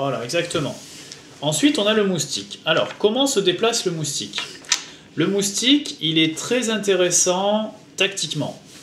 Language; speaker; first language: French; native; French